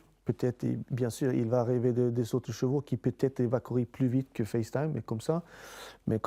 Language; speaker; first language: French; non-native, fluent; Swedish